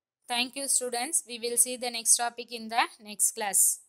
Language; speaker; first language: English; non-native, local second language; Tamil